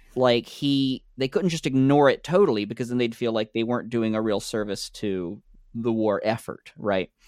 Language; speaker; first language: English; native; English